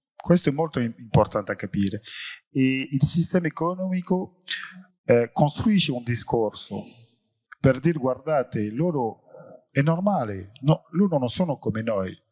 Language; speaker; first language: Italian; non-native, fluent; French